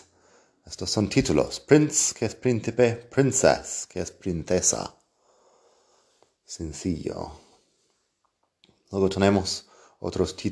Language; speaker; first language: Spanish; non-native, fluent; English